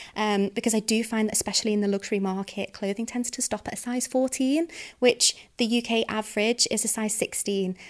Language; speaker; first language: English; native; English